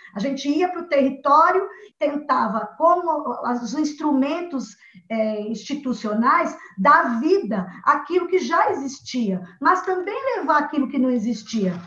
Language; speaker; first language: Portuguese; native; Portuguese